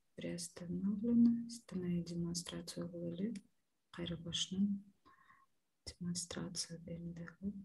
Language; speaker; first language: Russian; non-native, local second language; Kyrgyz